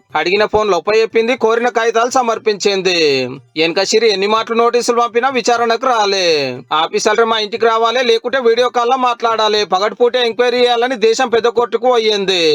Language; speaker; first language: Telugu; native; Telugu